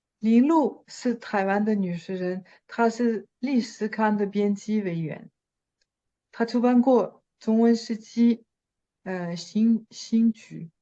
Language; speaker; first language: Chinese; non-native, fluent; French